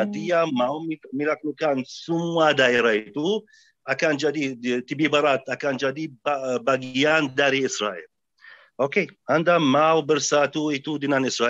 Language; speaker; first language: Indonesian; non-native, fluent; Arabic